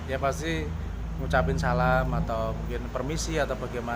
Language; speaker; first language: Indonesian; native; Indonesian